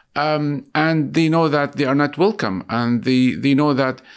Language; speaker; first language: English; non-native, fluent; Arabic